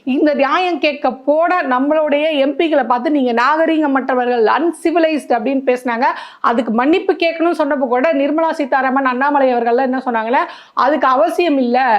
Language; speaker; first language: Tamil; native; Tamil